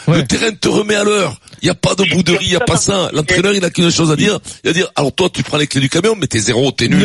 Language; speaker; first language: French; native; French